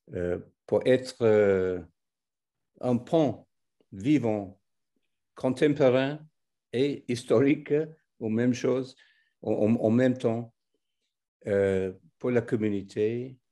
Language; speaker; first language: French; non-native, fluent; English